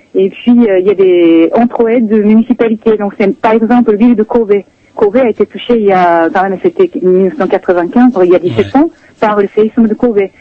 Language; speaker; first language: French; non-native, fluent; Japanese